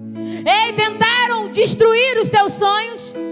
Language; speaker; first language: Portuguese; native; Portuguese